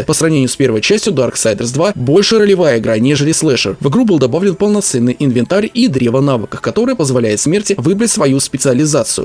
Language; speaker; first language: Russian; native; Russian